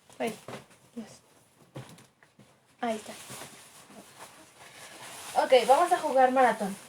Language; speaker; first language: Spanish; native; Spanish